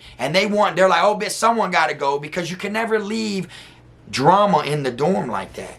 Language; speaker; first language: English; native; English